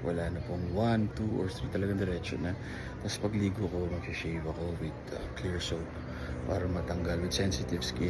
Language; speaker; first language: Filipino; native; Filipino